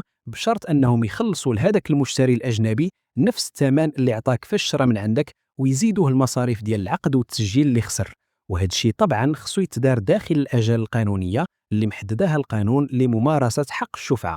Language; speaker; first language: Arabic; native; Arabic